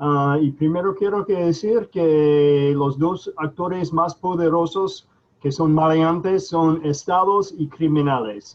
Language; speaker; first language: Spanish; non-native, fluent; English